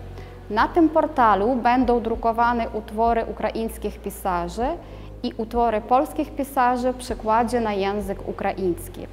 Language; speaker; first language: Polish; non-native, fluent; Ukrainian